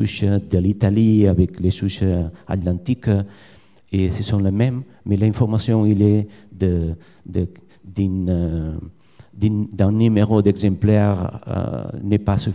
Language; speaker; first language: French; non-native, learner; Catalan